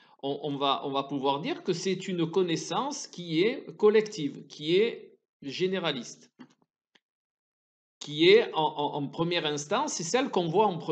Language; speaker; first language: French; native; French